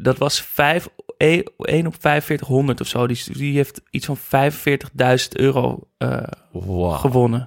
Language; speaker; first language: Dutch; native; Dutch